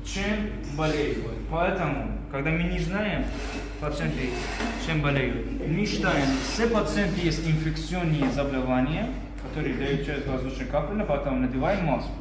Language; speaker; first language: Russian; non-native, fluent; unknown